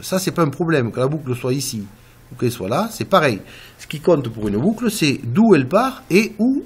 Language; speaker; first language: French; native; French